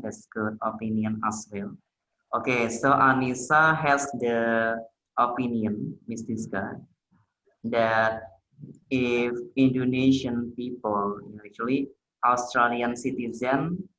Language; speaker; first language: English; non-native, learner; Indonesian